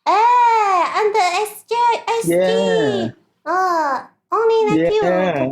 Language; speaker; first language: English; non-native, learner; Chinese